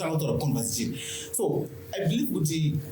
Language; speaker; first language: English; non-native, local second language; Shona